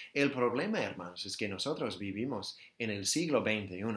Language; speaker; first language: Spanish; non-native, fluent; English